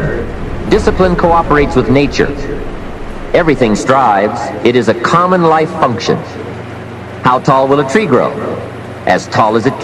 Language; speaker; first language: English; native; English